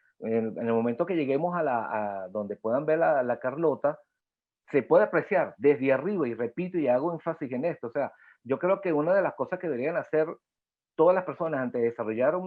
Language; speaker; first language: Spanish; native; Spanish